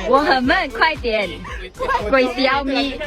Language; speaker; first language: Chinese; non-native, local second language; Malay